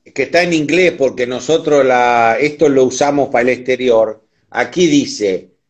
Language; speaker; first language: Spanish; native; Spanish